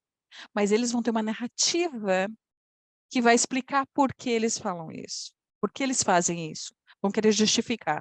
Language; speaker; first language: Portuguese; non-native, fluent; Polish